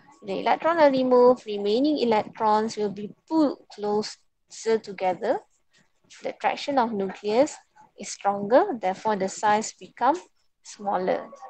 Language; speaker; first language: English; non-native, local second language; Malay